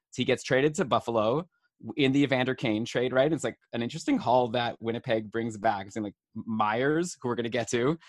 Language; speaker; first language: English; native; English